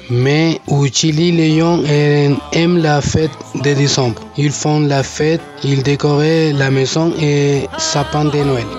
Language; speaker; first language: French; non-native, learner; Spanish